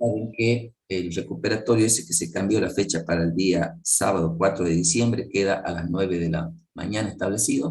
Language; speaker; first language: Spanish; native; Spanish